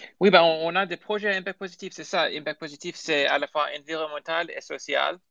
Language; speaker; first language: French; non-native, fluent; English